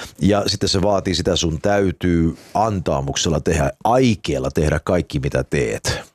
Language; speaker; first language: Finnish; early bilingual, heritage; Finnish